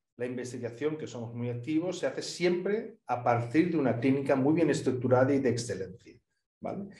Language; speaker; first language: Spanish; native; Spanish